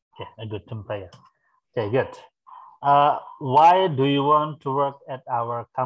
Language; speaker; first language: English; non-native, fluent; Indonesian